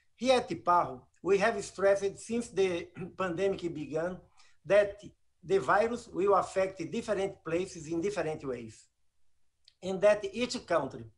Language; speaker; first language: English; non-native, fluent; Portuguese